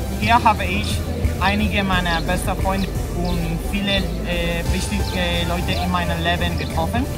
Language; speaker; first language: German; non-native, learner; Spanish